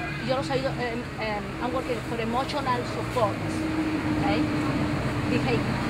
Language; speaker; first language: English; non-native, learner; Spanish